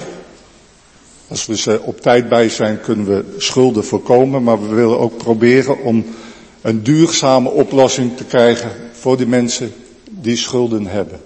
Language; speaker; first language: Dutch; native; Dutch